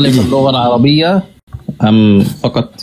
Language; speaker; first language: Arabic; native; Arabic